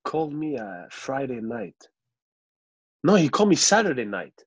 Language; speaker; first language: English; non-native, local second language; French